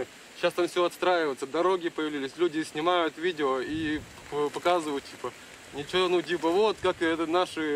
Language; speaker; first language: Russian; native; Russian